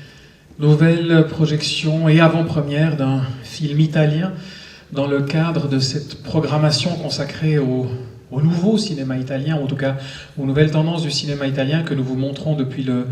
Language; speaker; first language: French; native; French